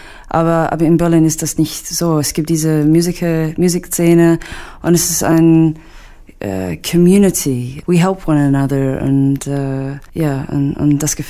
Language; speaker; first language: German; non-native, learner; English